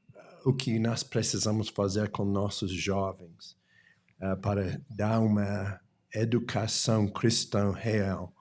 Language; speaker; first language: Portuguese; non-native, fluent; English